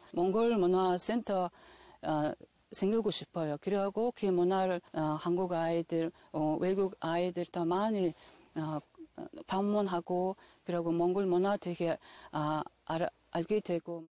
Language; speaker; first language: Korean; non-native, learner; Mongolian